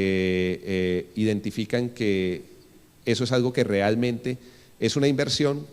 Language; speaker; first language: Spanish; native; Spanish